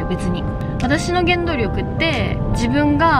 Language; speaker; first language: Japanese; native; Japanese